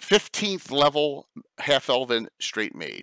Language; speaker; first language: English; native; English